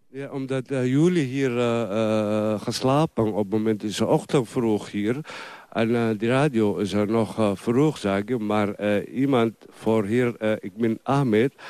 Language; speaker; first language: Dutch; non-native, learner; Somali